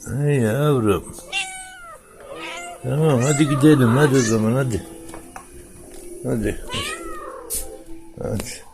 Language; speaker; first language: Turkish; native; Turkish